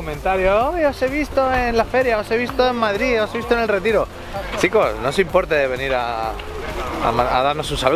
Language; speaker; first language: Spanish; native; Spanish